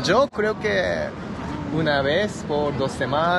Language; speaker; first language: Spanish; non-native, learner; Japanese